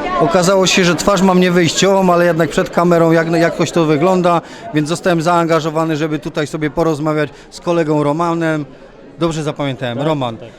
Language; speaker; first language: Polish; native; Polish